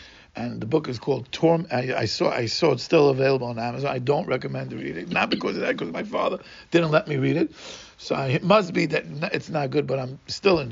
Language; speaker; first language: English; non-native, fluent; Portuguese